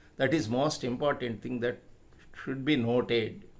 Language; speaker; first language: English; non-native, local second language; Telugu